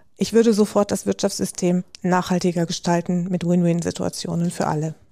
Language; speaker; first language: German; native; German